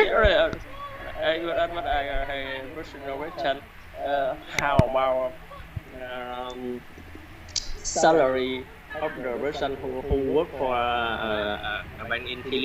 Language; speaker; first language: English; non-native, learner; Vietnamese